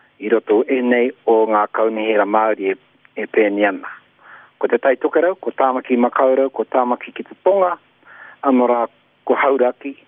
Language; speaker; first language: Māori; native; Māori